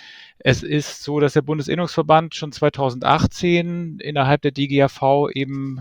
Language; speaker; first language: German; native; German